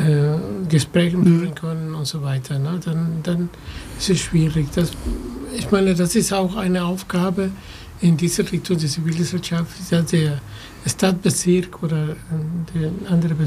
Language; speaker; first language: German; non-native, fluent; Spanish